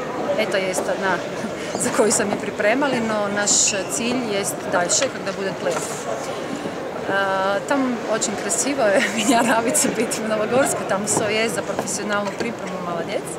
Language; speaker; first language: Russian; non-native, learner; Croatian